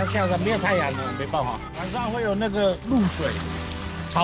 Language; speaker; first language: Chinese; native; Chinese